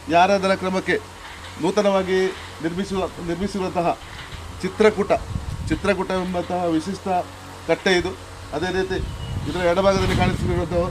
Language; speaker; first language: Kannada; native; Kannada